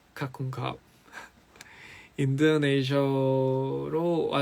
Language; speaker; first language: Korean; early bilingual, heritage; English